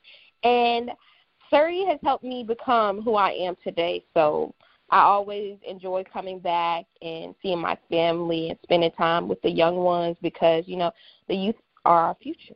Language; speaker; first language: English; native; English